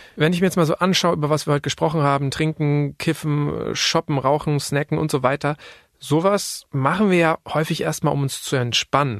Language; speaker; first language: German; native; German